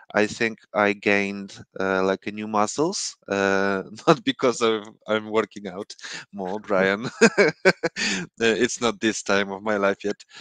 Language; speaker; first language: English; non-native, fluent; Polish